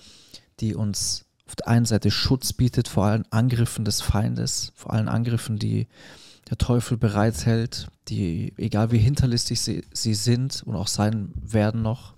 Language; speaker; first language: German; native; German